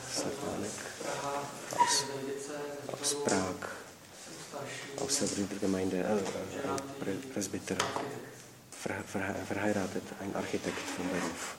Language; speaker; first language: German; non-native, fluent; Czech